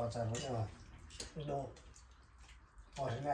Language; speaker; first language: Japanese; non-native, learner; Nepali